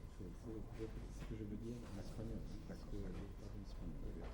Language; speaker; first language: French; non-native, fluent; Spanish